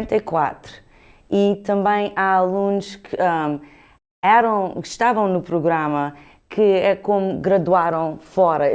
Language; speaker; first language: Portuguese; early bilingual, heritage; Portuguese